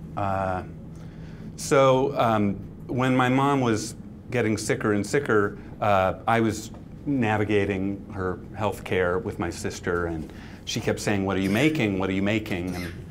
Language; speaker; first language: English; native; English